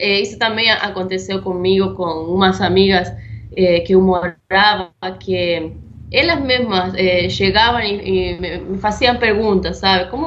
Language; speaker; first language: Portuguese; non-native, fluent; Spanish